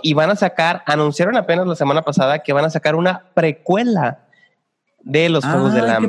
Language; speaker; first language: Spanish; native; Spanish